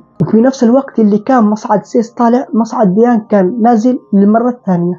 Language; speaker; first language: Arabic; native; Arabic